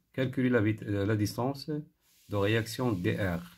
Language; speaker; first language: French; non-native, local second language; Arabic